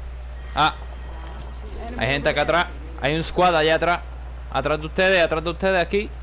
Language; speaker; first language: Spanish; early bilingual, heritage; Spanish